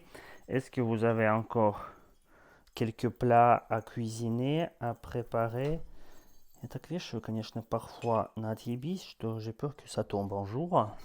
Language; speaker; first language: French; non-native, fluent; Russian